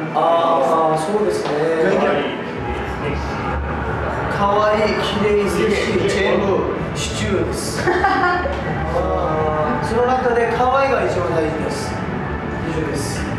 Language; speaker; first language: Japanese; non-native, learner; Korean